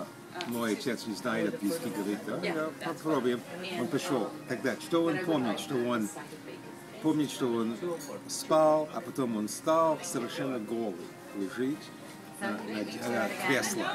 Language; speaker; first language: Russian; early bilingual, heritage; Russian